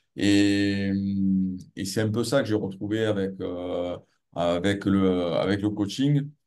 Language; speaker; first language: French; native; French